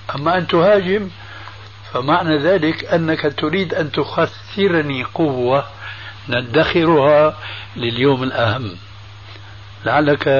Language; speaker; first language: Arabic; early bilingual, other home language; Albanian